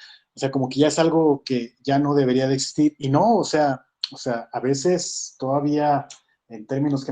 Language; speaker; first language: Spanish; native; Spanish